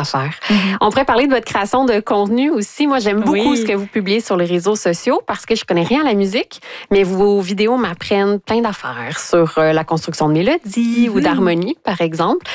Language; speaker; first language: French; native; French